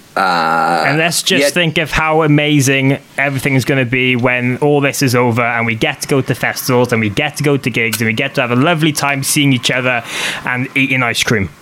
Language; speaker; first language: English; native; English